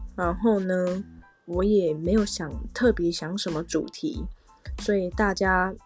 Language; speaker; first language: Chinese; non-native, local second language; Min Nan Chinese